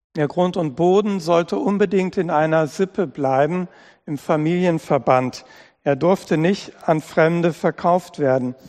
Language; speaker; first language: German; native; German